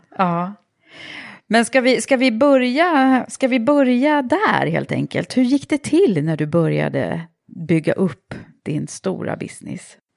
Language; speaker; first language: Swedish; native; Swedish